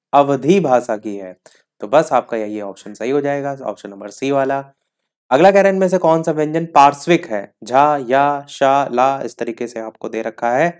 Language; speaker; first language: Hindi; native; Hindi